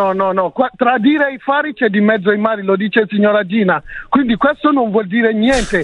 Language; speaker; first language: Italian; early bilingual, other home language; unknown